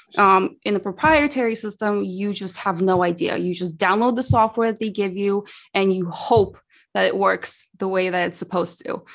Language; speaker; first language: English; early bilingual, other home language; Russian